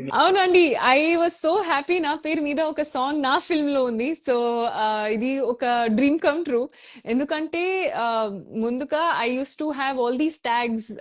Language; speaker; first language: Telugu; non-native, learner; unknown